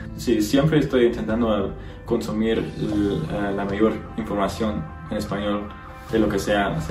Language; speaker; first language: Spanish; non-native, fluent; English